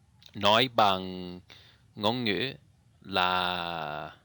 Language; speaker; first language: Vietnamese; non-native, learner; English